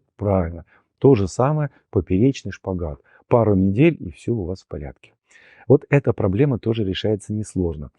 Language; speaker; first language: Russian; native; Russian